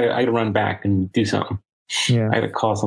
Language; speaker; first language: English; native; English